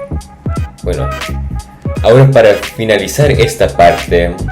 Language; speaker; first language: Spanish; non-native, fluent; English